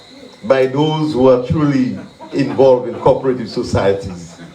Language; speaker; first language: English; native; English